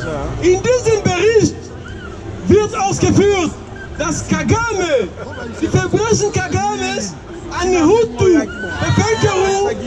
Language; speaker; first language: German; non-native, fluent; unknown